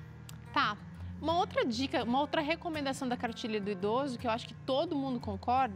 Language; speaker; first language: Portuguese; native; Portuguese